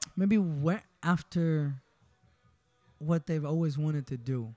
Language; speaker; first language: English; early bilingual, other home language; Spanish